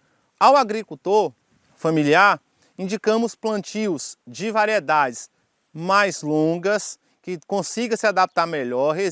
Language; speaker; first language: Portuguese; native; Portuguese